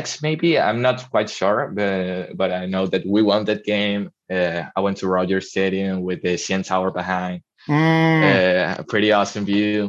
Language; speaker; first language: English; non-native, fluent; Spanish